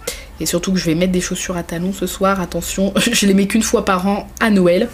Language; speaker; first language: French; native; French